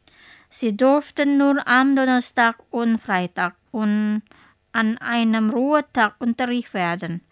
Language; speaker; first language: German; non-native, fluent; Indonesian